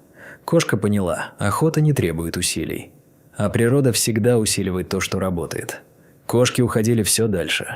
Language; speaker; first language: Russian; native; Russian